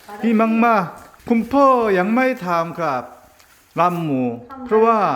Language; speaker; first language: Thai; non-native, learner; Korean